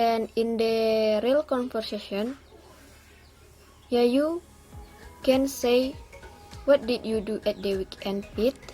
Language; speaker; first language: English; non-native, learner; Indonesian